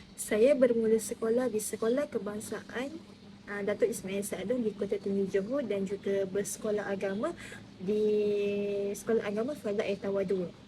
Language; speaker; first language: Malay; native; Malay